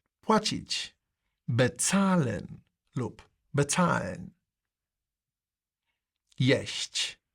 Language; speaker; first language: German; non-native, fluent; Polish